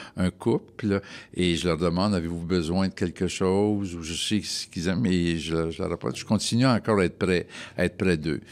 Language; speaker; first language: French; native; French